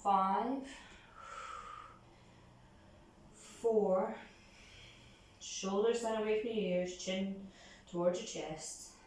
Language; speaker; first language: English; native; English